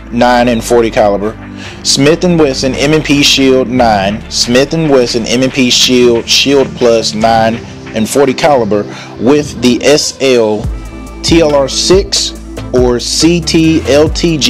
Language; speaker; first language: English; native; English